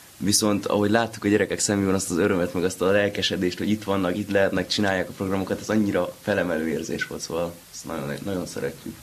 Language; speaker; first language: Hungarian; native; Hungarian